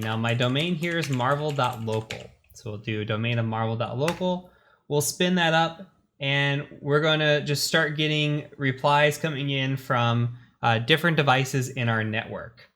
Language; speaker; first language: English; native; English